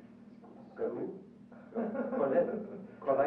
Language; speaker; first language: French; non-native, local second language; English